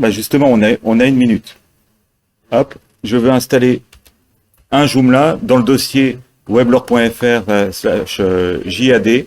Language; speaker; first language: French; native; French